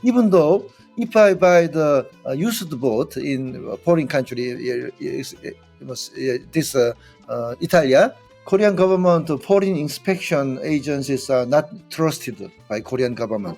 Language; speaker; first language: English; non-native, learner; Korean